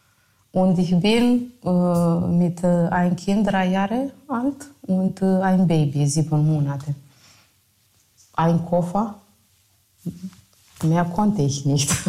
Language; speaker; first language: German; non-native, fluent; Romanian